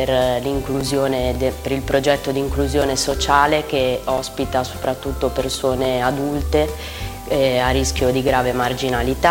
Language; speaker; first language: Italian; native; Italian